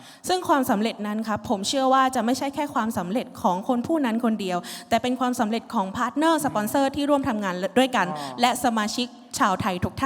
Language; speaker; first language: Thai; native; Thai